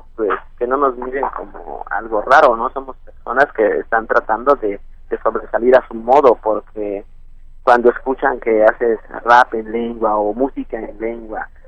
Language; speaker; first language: Spanish; non-native, local second language; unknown